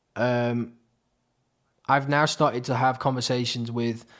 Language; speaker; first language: English; native; English